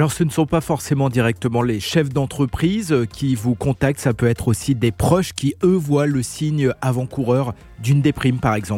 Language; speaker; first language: French; native; French